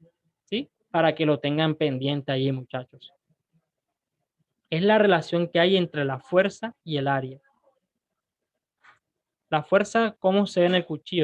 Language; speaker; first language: Spanish; native; Spanish